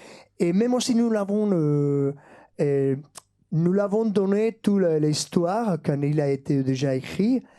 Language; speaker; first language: French; non-native, fluent; Basque